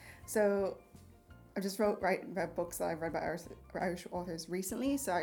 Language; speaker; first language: English; native; English